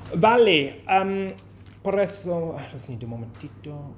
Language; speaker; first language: Spanish; non-native, fluent; English